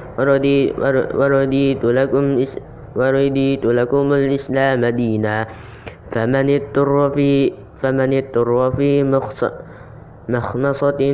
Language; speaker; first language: Arabic; non-native, learner; Indonesian